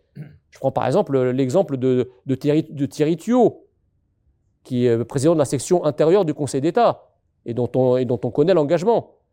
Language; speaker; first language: French; early bilingual, other home language; Arabic